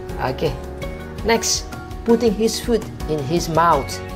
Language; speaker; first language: English; non-native, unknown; Indonesian